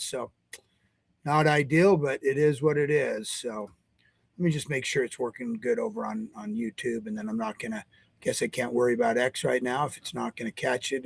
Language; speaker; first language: English; native; English